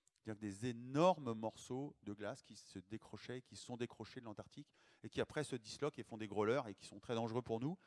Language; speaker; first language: French; native; French